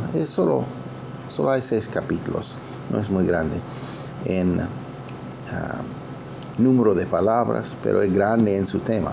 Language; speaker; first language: Spanish; non-native, fluent; English